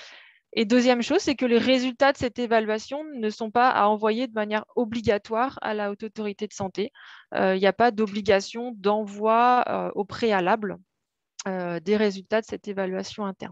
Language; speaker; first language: French; native; French